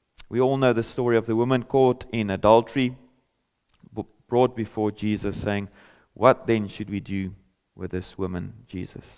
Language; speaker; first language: English; non-native, local second language; Afrikaans